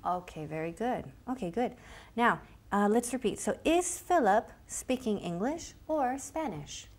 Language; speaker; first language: English; native; English